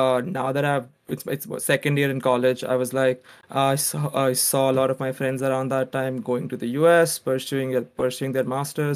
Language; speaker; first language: English; non-native, local second language; Gujarati